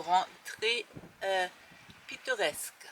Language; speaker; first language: French; non-native, fluent; German